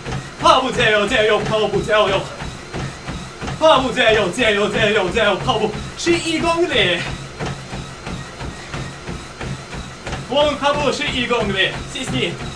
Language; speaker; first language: Chinese; non-native, learner; Russian